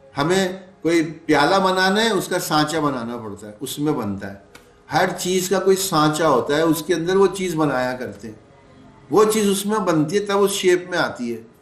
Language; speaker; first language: Urdu; native; Urdu